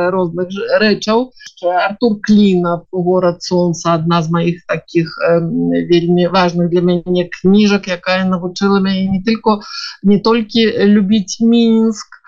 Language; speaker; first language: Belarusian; non-native, local second language; Russian